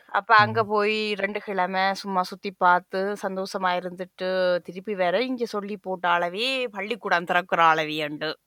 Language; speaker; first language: Tamil; native; Tamil